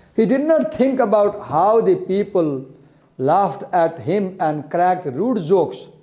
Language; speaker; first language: English; non-native, local second language; Nepali